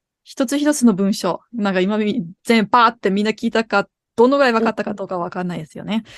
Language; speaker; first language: Japanese; non-native, fluent; German